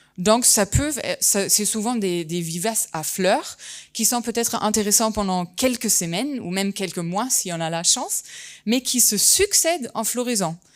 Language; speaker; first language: French; non-native, fluent; German